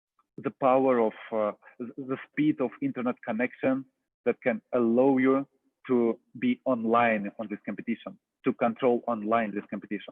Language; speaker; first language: English; non-native, fluent; Russian